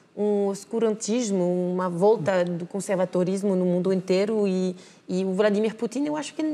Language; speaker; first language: Portuguese; non-native, fluent; French